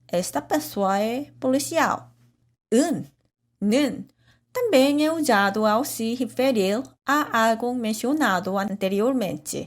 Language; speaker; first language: Portuguese; non-native, fluent; Korean